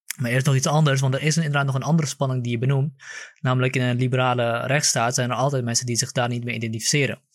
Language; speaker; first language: Dutch; early bilingual, other home language; Kurdish